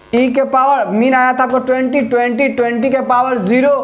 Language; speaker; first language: Hindi; native; Hindi